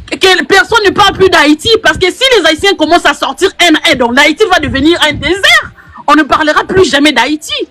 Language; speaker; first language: French; non-native, local second language; Lingala